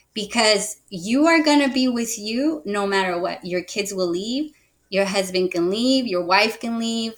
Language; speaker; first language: English; early bilingual, other home language; Spanish